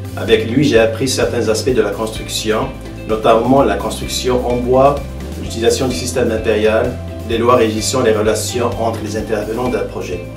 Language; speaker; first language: French; non-native, local second language; Arabic